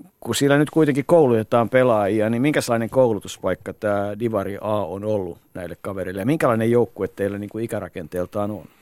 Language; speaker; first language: Finnish; native; Finnish